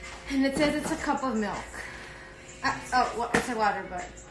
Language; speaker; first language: English; early bilingual, other home language; Spanish